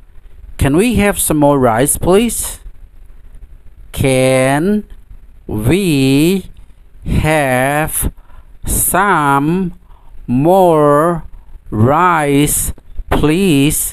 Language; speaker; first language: English; non-native, fluent; Indonesian